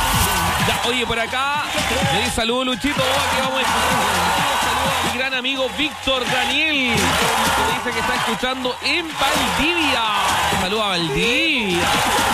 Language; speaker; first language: Spanish; native; Spanish